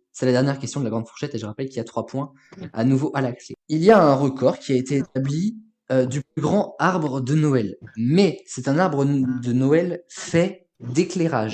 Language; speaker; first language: French; native; French